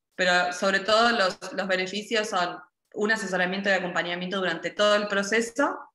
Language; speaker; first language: Spanish; native; Spanish